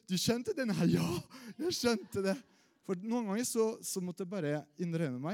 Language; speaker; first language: Norwegian; non-native, fluent; French